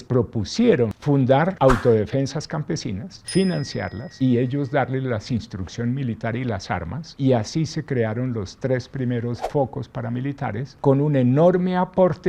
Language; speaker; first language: Spanish; native; Spanish